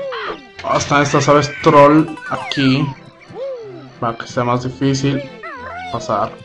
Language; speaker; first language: Spanish; native; Spanish